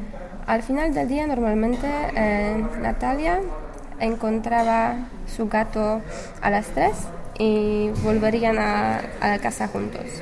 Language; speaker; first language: Spanish; non-native, fluent; English